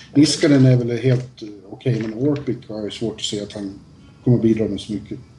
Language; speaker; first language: Swedish; native; Swedish